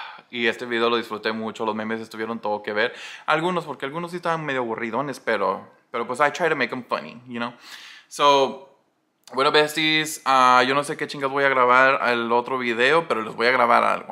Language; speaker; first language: Spanish; early bilingual, heritage; Spanish